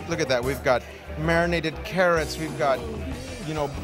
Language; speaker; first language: English; native; English